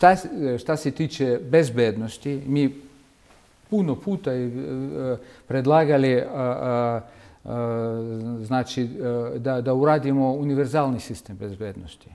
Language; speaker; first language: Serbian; non-native, fluent; Russian